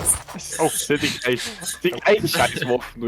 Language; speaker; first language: German; native; German